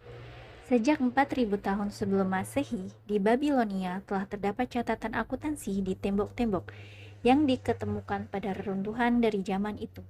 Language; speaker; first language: Indonesian; native; Indonesian